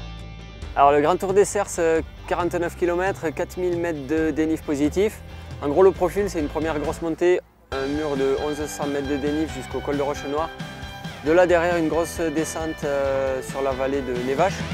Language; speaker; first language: French; native; French